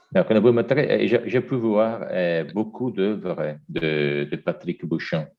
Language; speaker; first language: French; non-native, fluent; Italian